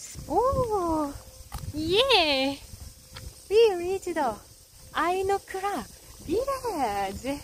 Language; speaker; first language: English; non-native, learner; Japanese